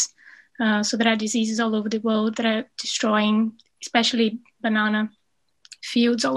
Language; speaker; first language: English; non-native, fluent; Portuguese